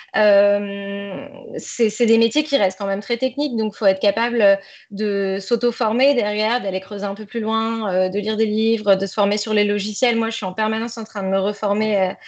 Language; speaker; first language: French; native; French